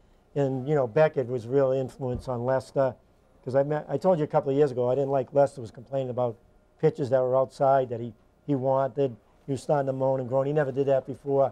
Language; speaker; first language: English; native; English